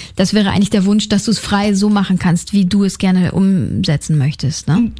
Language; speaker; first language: German; native; German